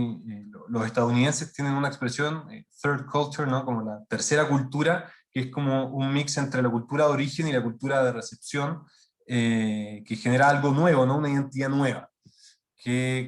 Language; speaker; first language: Spanish; native; Spanish